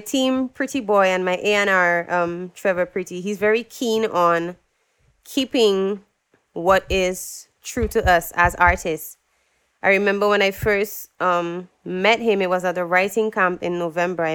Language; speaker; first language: English; native; English